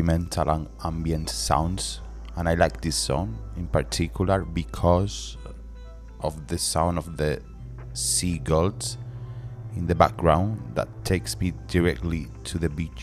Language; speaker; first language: English; non-native, fluent; Spanish